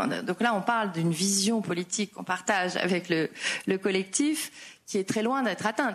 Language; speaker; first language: French; native; French